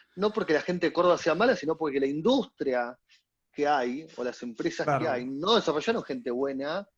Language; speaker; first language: Spanish; native; Spanish